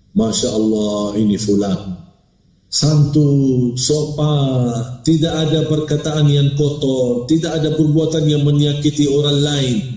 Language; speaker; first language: Malay; non-native, fluent; Arabic